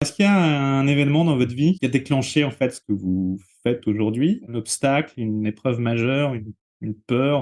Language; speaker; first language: French; native; French